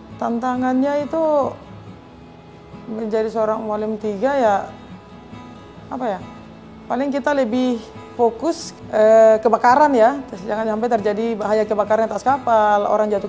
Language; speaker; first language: Indonesian; native; Indonesian